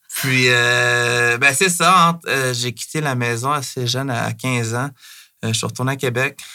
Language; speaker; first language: French; native; French